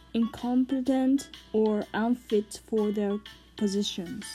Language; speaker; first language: English; non-native, learner; Japanese